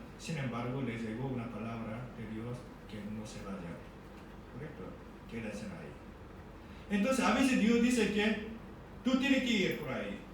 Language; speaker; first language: Spanish; non-native, fluent; Korean